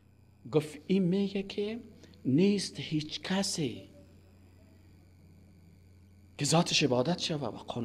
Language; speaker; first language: Persian; native; Persian